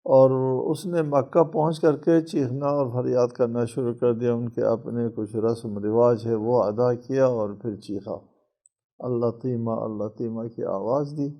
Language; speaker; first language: Urdu; non-native, local second language; Balti